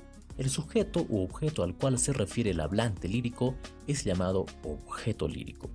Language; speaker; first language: Spanish; native; Spanish